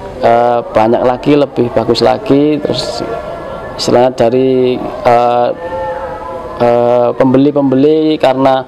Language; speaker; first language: Indonesian; native; Indonesian